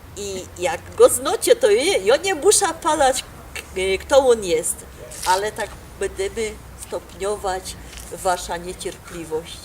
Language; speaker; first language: Polish; native; Polish